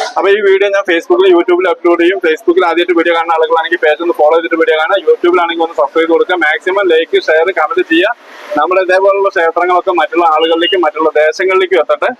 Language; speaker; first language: Malayalam; non-native, local second language; Tamil